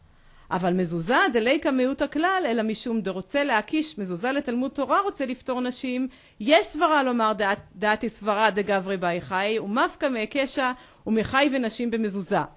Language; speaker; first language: Hebrew; native; Hebrew